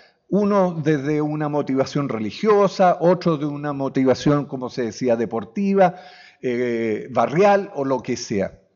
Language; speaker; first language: Spanish; native; Spanish